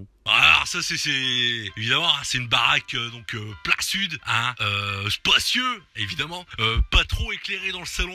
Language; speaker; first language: French; native; French